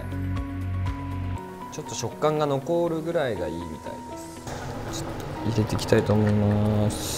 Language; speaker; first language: Japanese; native; Japanese